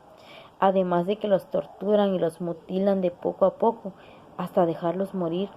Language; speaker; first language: Spanish; native; Spanish